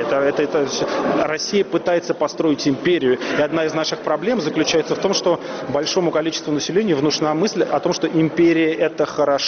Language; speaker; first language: Russian; native; Russian